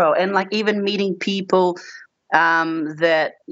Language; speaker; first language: English; native; English